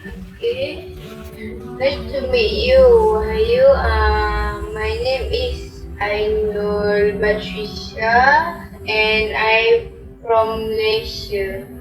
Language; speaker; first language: English; non-native, local second language; Malay